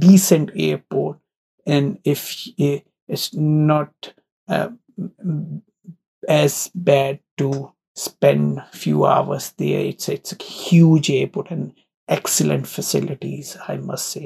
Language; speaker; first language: English; non-native, local second language; Punjabi